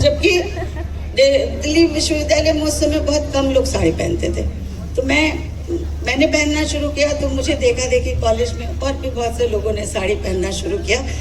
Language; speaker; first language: Hindi; non-native, local second language; Odia